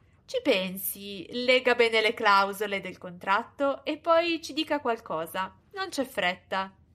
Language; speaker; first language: Italian; native; Italian